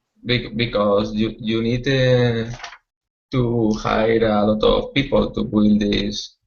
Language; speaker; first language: English; non-native, learner; Spanish